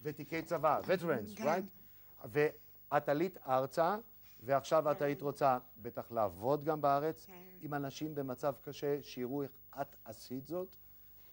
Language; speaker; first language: Hebrew; native; Hebrew